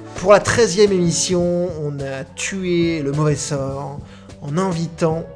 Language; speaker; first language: French; native; French